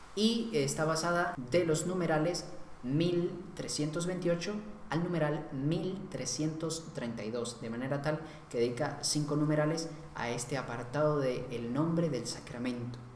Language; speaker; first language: Spanish; native; Spanish